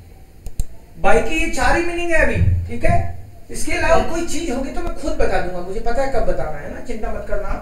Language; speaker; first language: Hindi; non-native, local second language; Gujarati